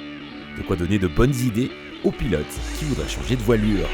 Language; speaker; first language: French; native; French